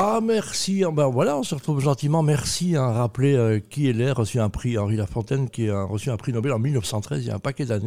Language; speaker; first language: French; non-native, fluent; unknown